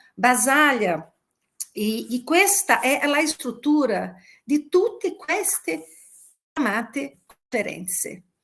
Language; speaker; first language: Italian; non-native, fluent; Portuguese